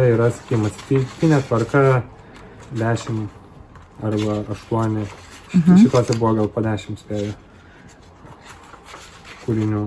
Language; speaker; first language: Lithuanian; native; Lithuanian